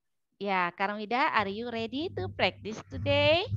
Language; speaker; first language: English; non-native, learner; Indonesian